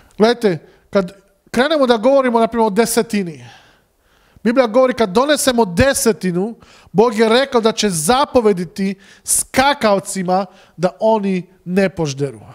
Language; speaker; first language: Serbian; non-native, local second language; Slovak